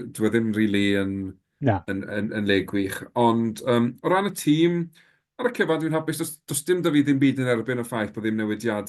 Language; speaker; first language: Welsh; native; Welsh